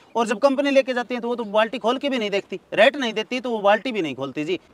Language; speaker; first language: Hindi; native; Hindi